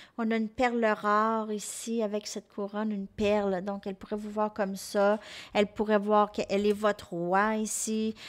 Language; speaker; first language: French; native; French